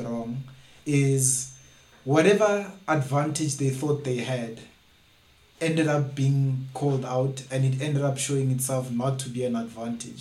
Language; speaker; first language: English; non-native, local second language; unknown